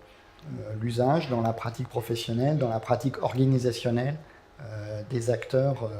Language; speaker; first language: French; native; French